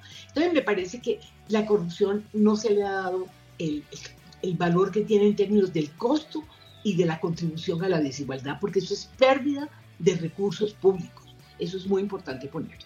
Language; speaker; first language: Spanish; native; Spanish